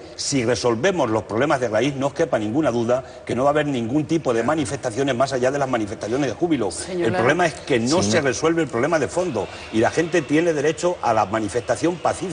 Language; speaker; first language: Spanish; native; Spanish